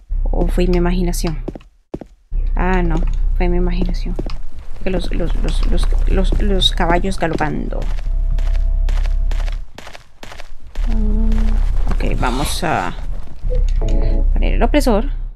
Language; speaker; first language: Spanish; native; Spanish